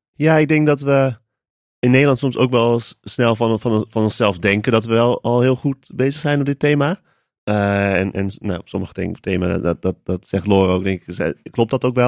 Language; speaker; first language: Dutch; native; Dutch